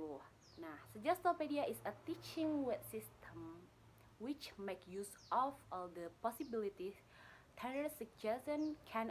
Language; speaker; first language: English; non-native, learner; Indonesian